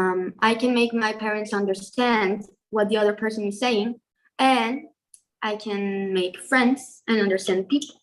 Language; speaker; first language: English; non-native, fluent; Spanish